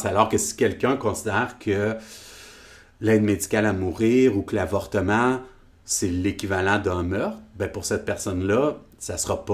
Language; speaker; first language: French; native; French